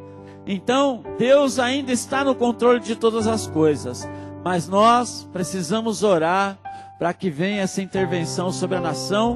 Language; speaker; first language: Portuguese; native; Portuguese